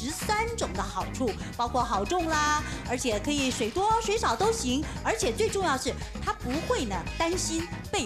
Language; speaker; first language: Chinese; native; Chinese